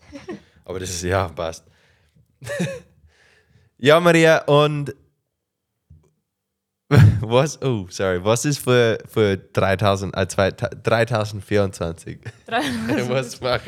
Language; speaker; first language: German; non-native, learner; English